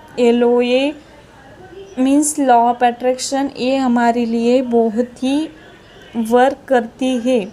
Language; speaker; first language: Hindi; non-native, local second language; Marathi